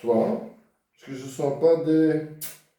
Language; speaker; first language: French; non-native, fluent; Dutch